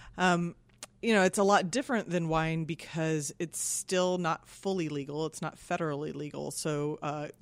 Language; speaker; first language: English; native; English